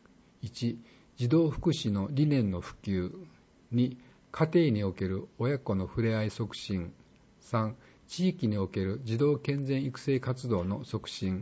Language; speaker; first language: Japanese; native; Japanese